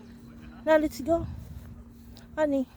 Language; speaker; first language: English; non-native, local second language; Filipino